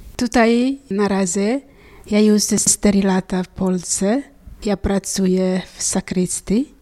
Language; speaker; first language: Polish; non-native, learner; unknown